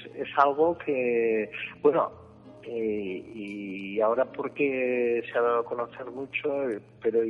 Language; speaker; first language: Spanish; native; Spanish